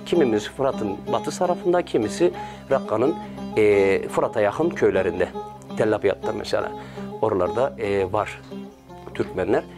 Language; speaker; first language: Turkish; native; Turkish